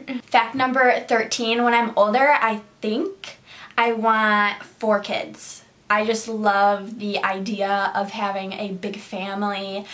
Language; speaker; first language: English; native; English